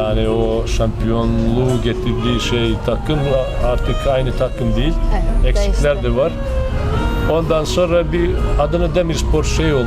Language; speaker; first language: Turkish; non-native, fluent; Serbian